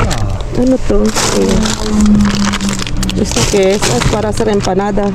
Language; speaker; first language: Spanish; non-native, learner; Filipino